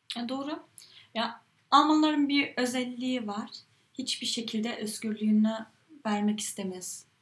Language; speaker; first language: Turkish; early bilingual, heritage; Turkish